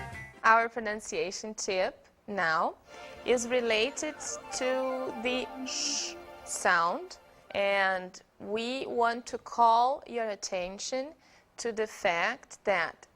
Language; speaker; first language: English; non-native, fluent; Portuguese